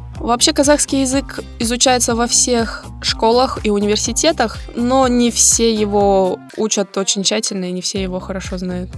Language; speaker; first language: Russian; native; Russian